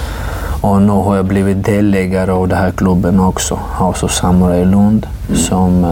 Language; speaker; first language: Swedish; non-native, fluent; Georgian